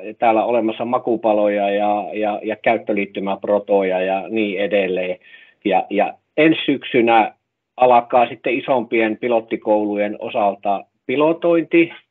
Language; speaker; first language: Finnish; native; Finnish